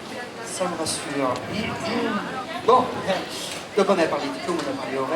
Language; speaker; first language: French; native; French